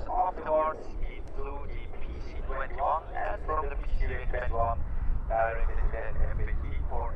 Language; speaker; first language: English; non-native, fluent; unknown